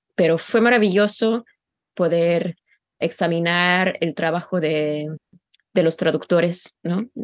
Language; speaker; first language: Spanish; non-native, fluent; English